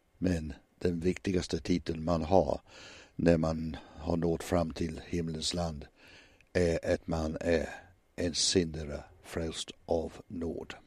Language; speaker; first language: Swedish; non-native, fluent; English